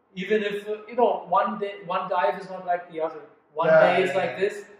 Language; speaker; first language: English; non-native, fluent; German